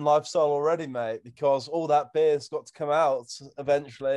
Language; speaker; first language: English; native; English